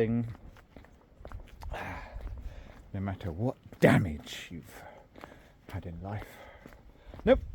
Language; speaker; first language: English; native; English